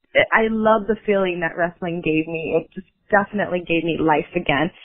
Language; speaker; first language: English; native; English